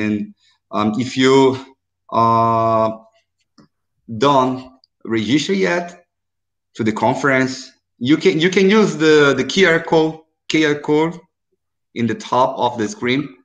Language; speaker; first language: English; non-native, learner; Portuguese